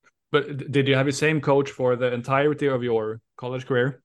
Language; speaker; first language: English; non-native, fluent; Swedish